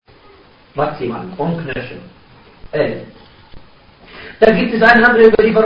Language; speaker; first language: German; non-native, fluent; Arabic